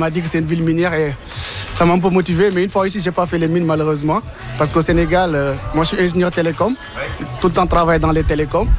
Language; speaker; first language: French; non-native, local second language; Wolof